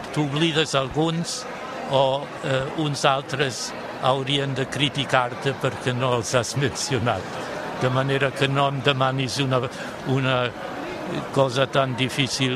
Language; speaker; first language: Catalan; non-native, fluent; German